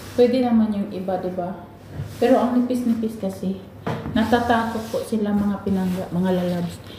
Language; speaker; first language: Filipino; non-native, local second language; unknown